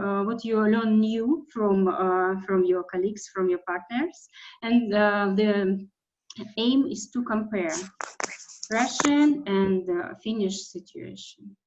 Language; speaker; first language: English; non-native, fluent; Russian